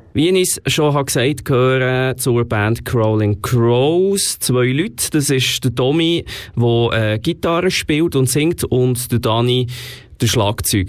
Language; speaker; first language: German; native; German